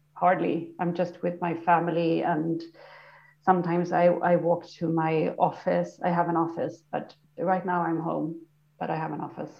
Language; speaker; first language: English; non-native, fluent; Swedish